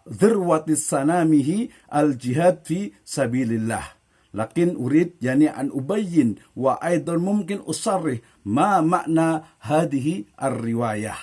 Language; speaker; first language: Arabic; non-native, fluent; Indonesian